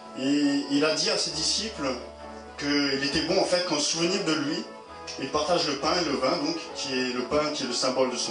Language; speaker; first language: French; native; French